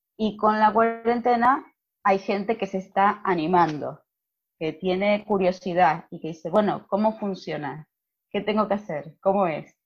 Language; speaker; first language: Spanish; native; Spanish